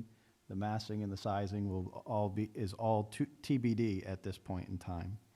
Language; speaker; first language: English; native; English